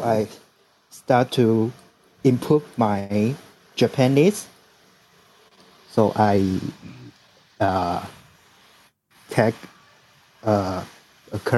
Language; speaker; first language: English; non-native, learner; Chinese